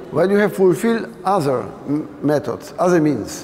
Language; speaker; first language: English; non-native, fluent; Polish